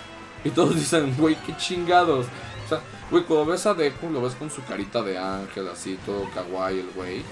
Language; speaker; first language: Spanish; native; Spanish